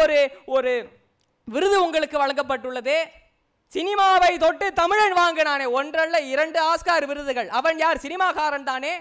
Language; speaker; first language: Tamil; native; Tamil